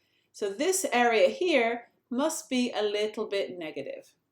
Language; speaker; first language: English; native; English